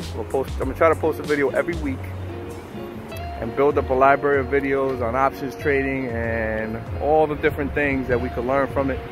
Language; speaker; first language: English; native; English